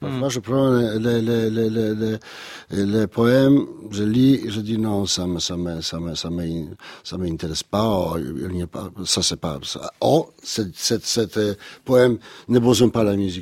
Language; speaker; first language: French; non-native, learner; Polish